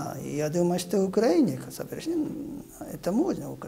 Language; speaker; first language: Russian; non-native, fluent; Japanese